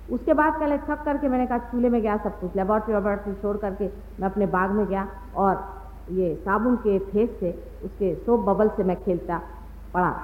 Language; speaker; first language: Hindi; non-native, local second language; Marathi